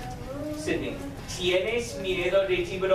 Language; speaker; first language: Spanish; non-native, fluent; English